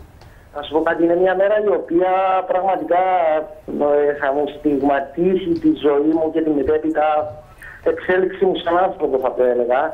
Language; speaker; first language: Greek; native; Greek